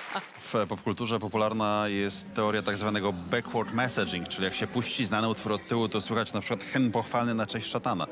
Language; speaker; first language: Polish; native; Polish